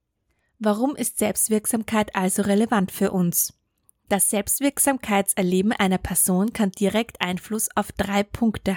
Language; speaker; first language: German; native; German